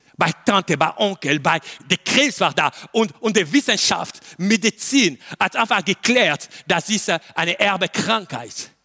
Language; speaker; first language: German; non-native, learner; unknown